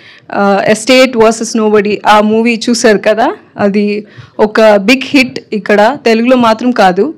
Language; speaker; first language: Telugu; non-native, learner; Tamil